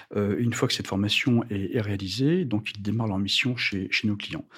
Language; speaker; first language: French; native; French